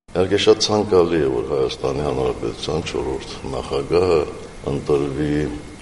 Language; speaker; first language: Armenian; native; Armenian